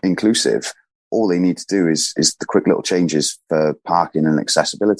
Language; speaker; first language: English; native; English